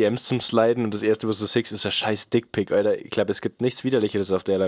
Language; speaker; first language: German; native; German